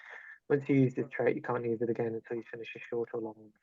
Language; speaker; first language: English; native; English